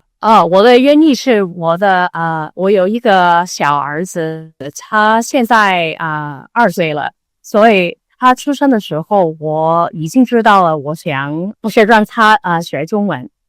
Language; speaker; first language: Chinese; non-native, learner; Cantonese